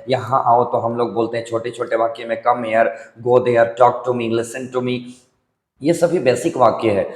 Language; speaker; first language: Hindi; native; Hindi